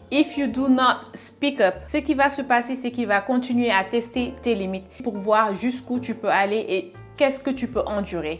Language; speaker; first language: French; non-native, local second language; Wolof